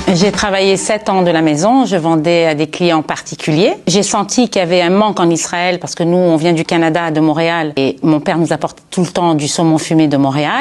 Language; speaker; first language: French; native; French